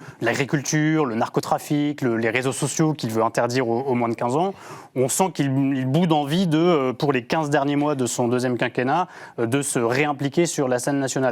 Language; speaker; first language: French; native; French